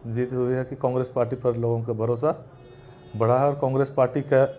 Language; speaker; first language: Hindi; native; Hindi